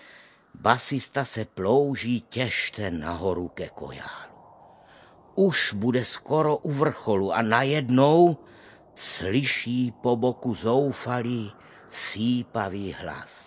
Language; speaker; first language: Czech; native; Czech